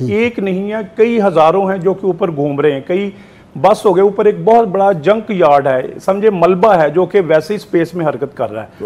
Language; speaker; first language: Urdu; non-native, local second language; Punjabi